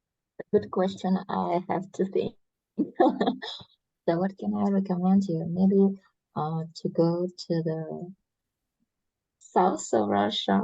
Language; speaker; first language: English; non-native, learner; Russian